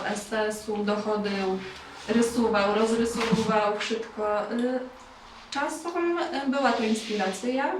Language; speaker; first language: Polish; non-native, local second language; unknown